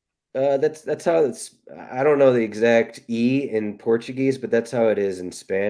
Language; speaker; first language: English; native; English